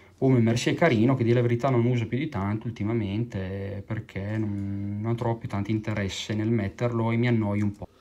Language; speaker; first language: Italian; native; Italian